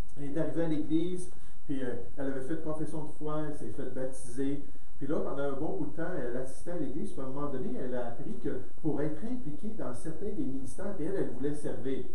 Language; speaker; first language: French; native; French